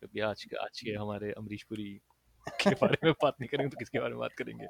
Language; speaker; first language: English; non-native, local second language; Bangla